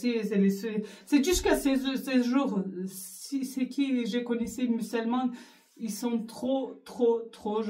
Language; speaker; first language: French; non-native, learner; Arabic